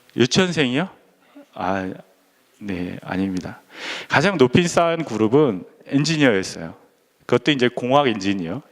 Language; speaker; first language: Korean; native; Korean